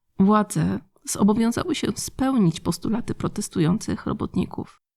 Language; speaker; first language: Polish; native; Polish